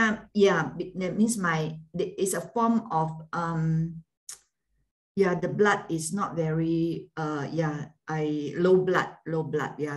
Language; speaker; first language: English; non-native, fluent; Malay